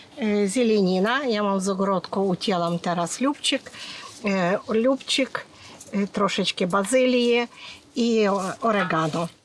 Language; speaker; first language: Polish; non-native, fluent; Ukrainian